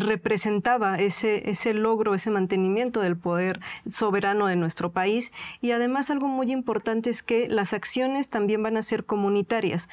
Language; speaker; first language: Spanish; native; Spanish